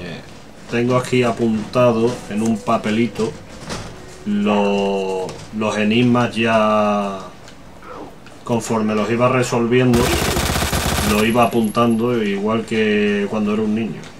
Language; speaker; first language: Spanish; native; Spanish